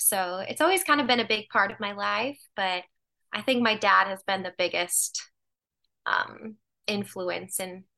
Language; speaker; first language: English; native; English